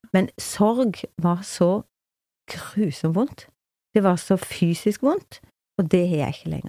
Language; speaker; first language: Norwegian; native; Norwegian